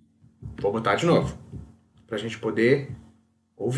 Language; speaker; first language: Portuguese; native; Portuguese